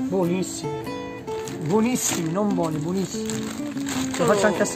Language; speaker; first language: Italian; native; Italian